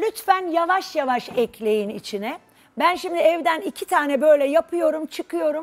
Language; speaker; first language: Turkish; native; Turkish